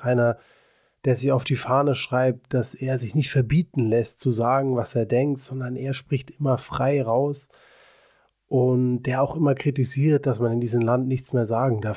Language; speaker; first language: German; native; German